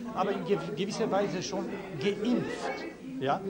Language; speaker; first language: German; non-native, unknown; Polish